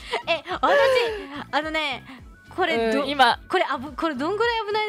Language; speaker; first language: Japanese; non-native, learner; Indonesian